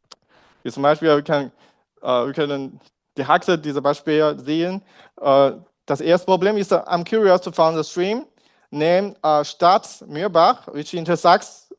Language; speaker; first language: German; non-native, learner; Chinese